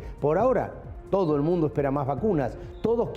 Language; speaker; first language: Spanish; native; Spanish